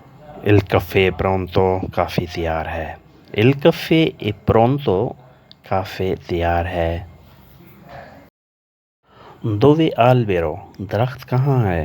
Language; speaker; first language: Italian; non-native, learner; Urdu